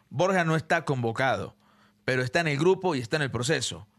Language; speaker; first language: Spanish; native; Spanish